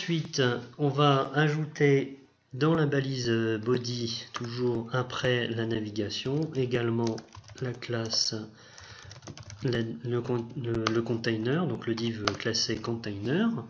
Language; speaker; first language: French; native; French